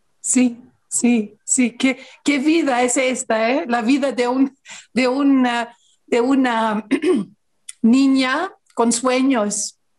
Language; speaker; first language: Spanish; non-native, learner; Greek